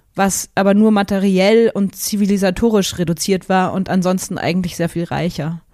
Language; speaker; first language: German; native; German